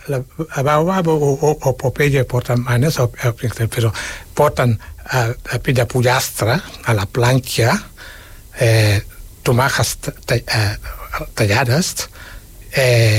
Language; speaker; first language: Catalan; non-native, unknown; Wolof